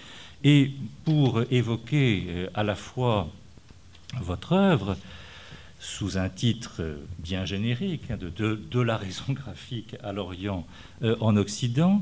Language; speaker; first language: French; native; French